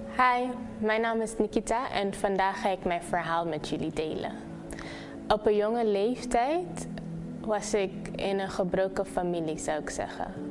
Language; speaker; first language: Dutch; non-native, local second language; Papiamento